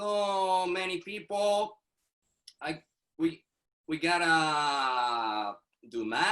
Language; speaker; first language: English; non-native, learner; Japanese